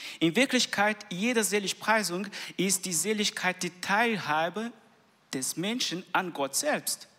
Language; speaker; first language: German; non-native, learner; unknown